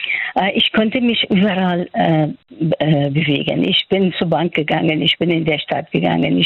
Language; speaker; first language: German; non-native, fluent; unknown